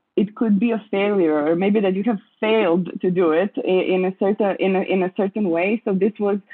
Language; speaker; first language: English; non-native, fluent; Croatian